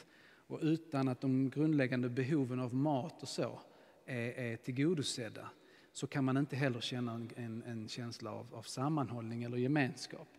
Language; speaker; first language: Swedish; native; Swedish